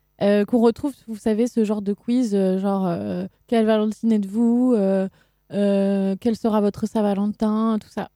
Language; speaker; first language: French; native; French